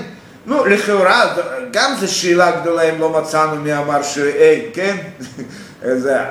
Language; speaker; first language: Hebrew; non-native, fluent; Russian